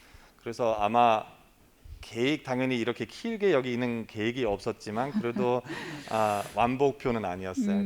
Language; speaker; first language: Korean; non-native, fluent; German